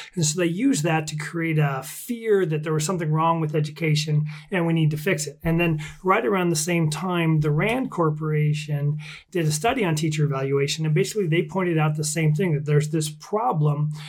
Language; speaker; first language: English; native; English